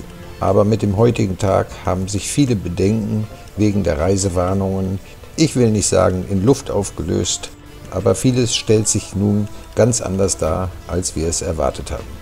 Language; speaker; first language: German; native; German